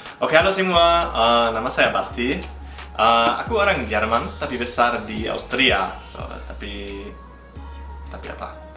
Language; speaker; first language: Indonesian; non-native, learner; German